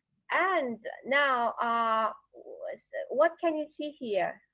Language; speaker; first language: English; non-native, learner; Yakut